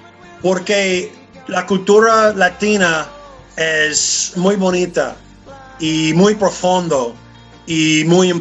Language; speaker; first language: Spanish; non-native, learner; English